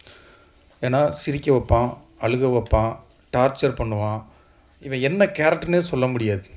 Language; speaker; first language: Tamil; native; Tamil